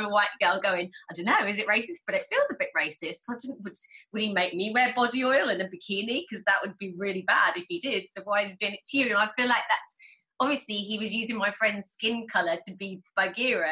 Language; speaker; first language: English; native; English